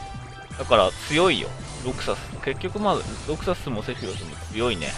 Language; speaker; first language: Japanese; native; Japanese